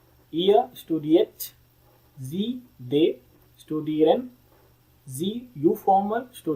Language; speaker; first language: German; non-native, learner; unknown